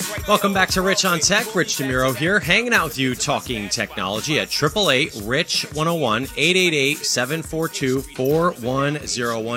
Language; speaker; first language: English; native; English